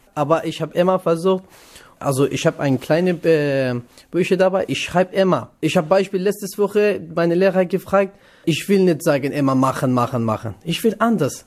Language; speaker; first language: German; non-native, learner; Kurdish